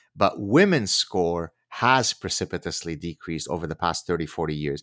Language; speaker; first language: English; early bilingual, other home language; Arabic